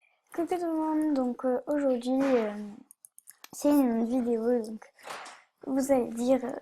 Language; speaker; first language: French; native; French